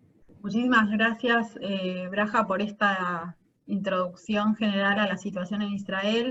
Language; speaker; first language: Spanish; native; Spanish